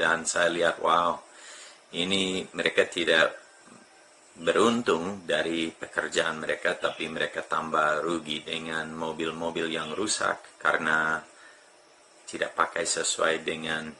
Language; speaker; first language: Indonesian; non-native, fluent; English